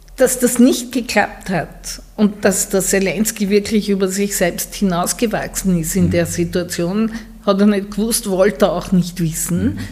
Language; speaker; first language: German; native; German